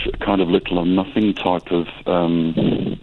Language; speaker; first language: English; native; English